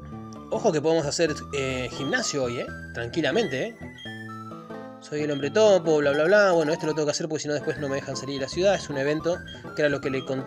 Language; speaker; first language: Spanish; native; Spanish